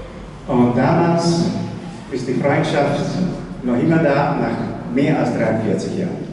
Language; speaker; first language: German; non-native, fluent; Slovenian